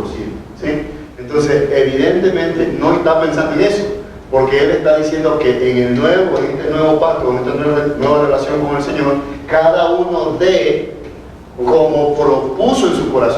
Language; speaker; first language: Spanish; native; Spanish